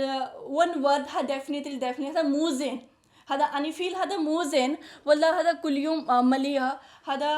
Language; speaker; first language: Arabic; non-native, learner; Punjabi